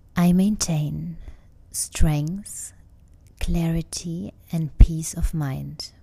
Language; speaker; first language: English; non-native, fluent; German